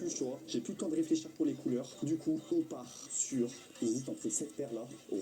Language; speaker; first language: French; native; French